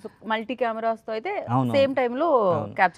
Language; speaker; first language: Telugu; native; Telugu